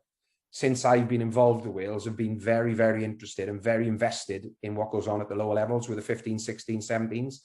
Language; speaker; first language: English; native; English